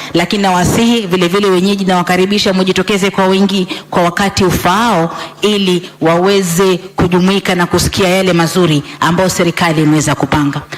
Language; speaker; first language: Swahili; native; Swahili